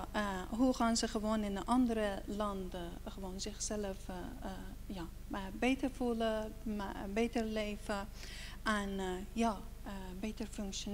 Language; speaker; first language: Dutch; non-native, learner; Persian